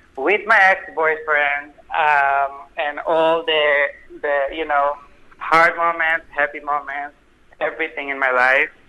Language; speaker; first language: English; non-native, fluent; Hebrew